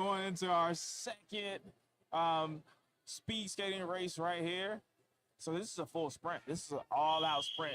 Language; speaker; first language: English; native; English